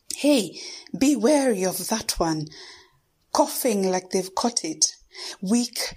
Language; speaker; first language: English; non-native, local second language; Kikuyu